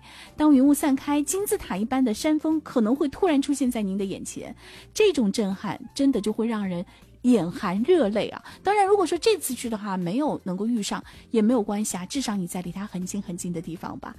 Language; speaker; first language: Chinese; native; Chinese